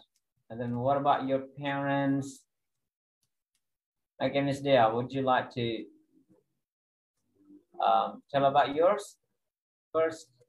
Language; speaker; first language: English; non-native, fluent; Indonesian